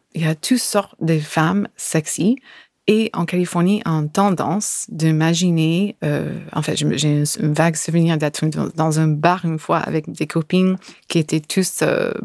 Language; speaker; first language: French; non-native, fluent; English